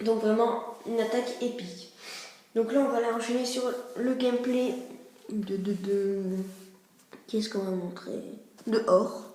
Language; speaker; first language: French; native; French